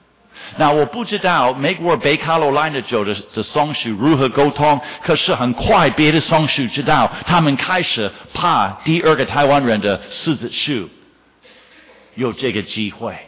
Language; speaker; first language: Chinese; non-native, fluent; English